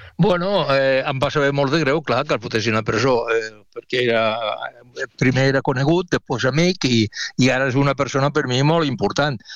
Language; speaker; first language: Catalan; non-native, local second language; Spanish